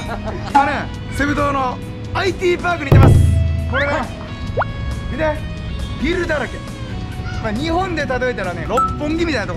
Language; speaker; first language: Japanese; native; Japanese